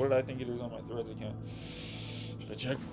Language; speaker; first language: English; native; English